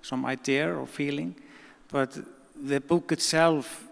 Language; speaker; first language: English; non-native, fluent; Icelandic